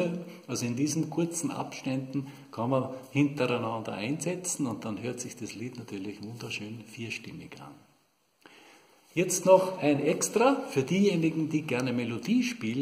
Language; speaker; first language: German; native; German